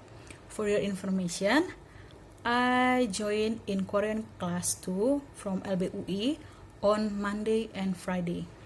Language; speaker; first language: English; non-native, learner; Indonesian